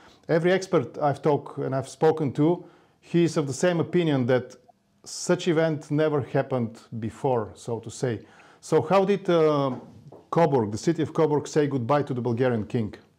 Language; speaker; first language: English; non-native, fluent; Bulgarian